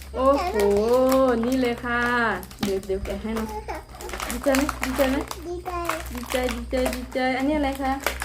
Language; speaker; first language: Thai; non-native, local second language; Akha